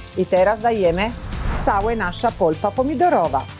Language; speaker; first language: Polish; non-native, learner; Italian